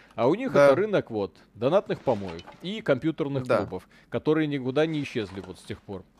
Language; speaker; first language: Russian; native; Russian